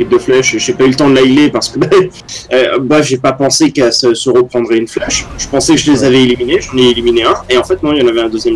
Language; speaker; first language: French; native; French